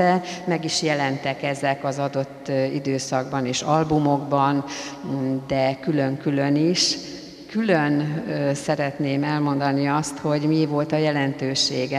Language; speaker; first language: Hungarian; native; Hungarian